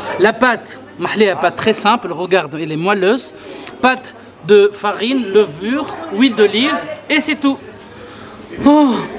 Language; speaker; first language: French; non-native, local second language; Arabic